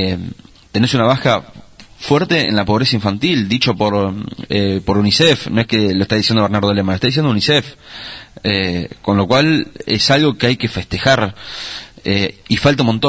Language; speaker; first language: Spanish; native; Spanish